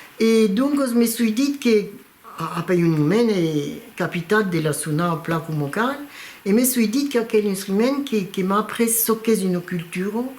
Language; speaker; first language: Occitan; non-native, local second language; French